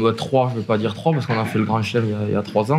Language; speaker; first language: French; native; French